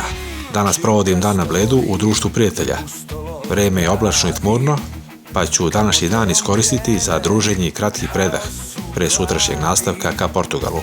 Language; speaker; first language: Serbian; native; Serbian